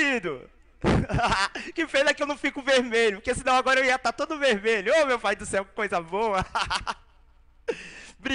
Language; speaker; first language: Portuguese; native; Portuguese